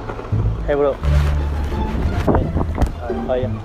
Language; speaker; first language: English; non-native, learner; Indonesian